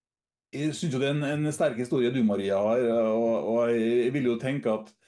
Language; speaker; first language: Norwegian; native; Norwegian